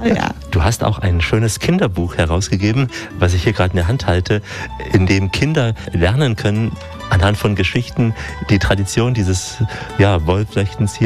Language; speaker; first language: German; native; German